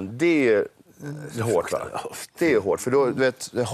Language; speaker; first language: Swedish; native; Swedish